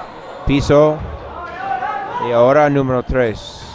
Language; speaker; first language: Spanish; non-native, learner; English